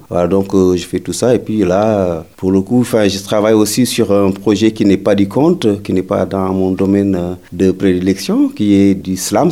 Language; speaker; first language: French; non-native, local second language; Wolof